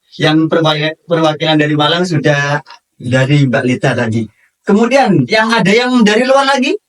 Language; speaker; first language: Indonesian; native; Indonesian